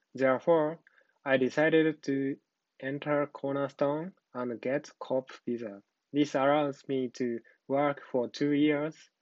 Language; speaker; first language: English; non-native, learner; Japanese